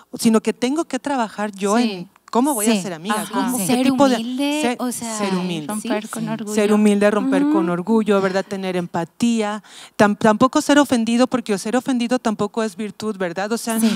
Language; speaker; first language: Spanish; native; Spanish